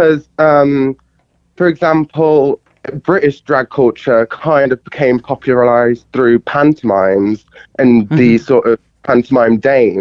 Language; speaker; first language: English; native; English